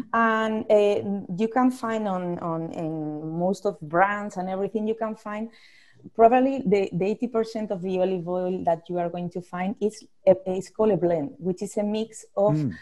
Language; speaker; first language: English; non-native, fluent; Spanish